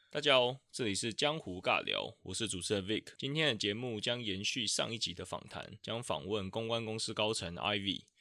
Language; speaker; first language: Chinese; native; Chinese